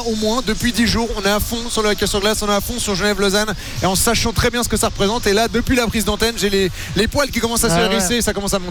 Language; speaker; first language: French; native; French